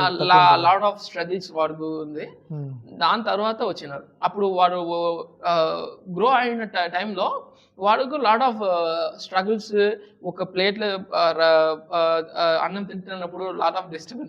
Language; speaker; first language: Telugu; non-native, learner; Tamil